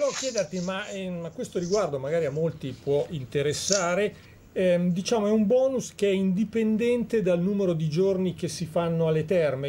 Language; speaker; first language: Italian; native; Italian